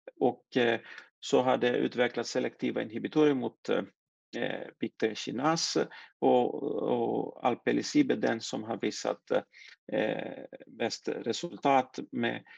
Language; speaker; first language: Swedish; non-native, fluent; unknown